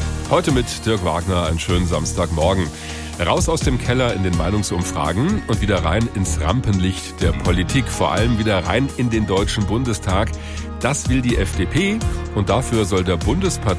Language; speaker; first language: German; native; German